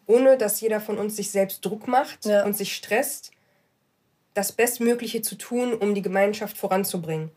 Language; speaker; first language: German; early bilingual, other home language; Arabic